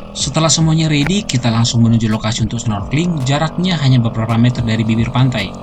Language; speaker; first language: Indonesian; native; Indonesian